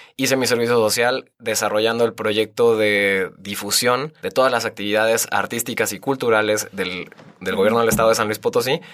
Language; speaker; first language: Spanish; native; Spanish